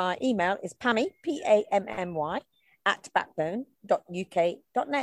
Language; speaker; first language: English; native; English